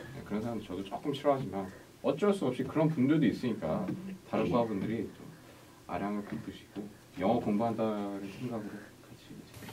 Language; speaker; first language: Korean; early bilingual, heritage; Korean